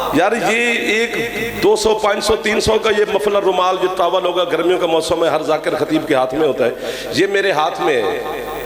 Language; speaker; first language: Urdu; non-native, local second language; Punjabi